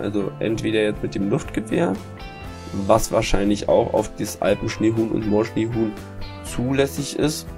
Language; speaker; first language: German; native; German